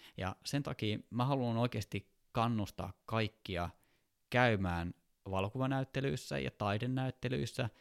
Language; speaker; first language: Finnish; native; Finnish